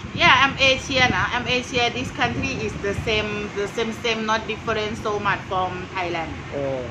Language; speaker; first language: English; non-native, fluent; Thai